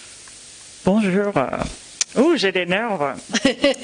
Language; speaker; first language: French; non-native, fluent; English